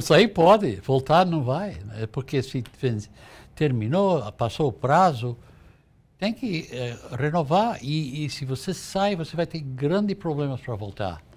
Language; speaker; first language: Portuguese; non-native, fluent; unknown